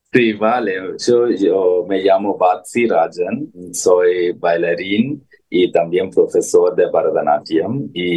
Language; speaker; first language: Spanish; non-native, learner; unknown